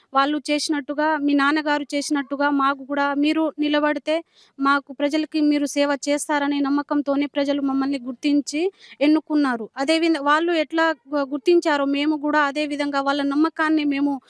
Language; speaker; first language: Telugu; non-native, local second language; Lambadi